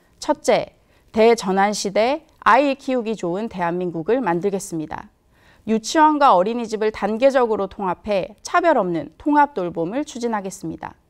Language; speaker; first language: Korean; native; Korean